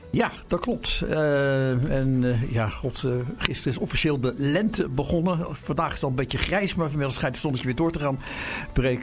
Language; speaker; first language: Dutch; native; Dutch